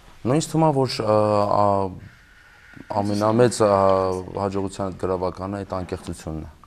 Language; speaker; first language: Armenian; native; Armenian